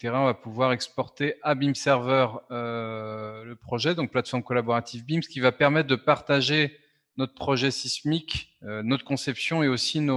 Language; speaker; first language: French; native; French